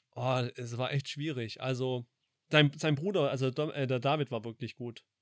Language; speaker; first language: German; native; German